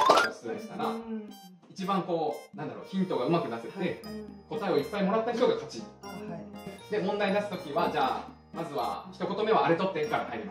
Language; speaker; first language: Japanese; native; Japanese